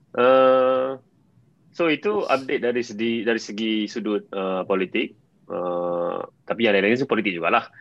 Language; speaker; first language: Malay; native; Malay